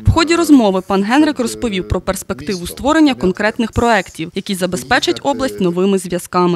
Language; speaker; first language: Ukrainian; native; Ukrainian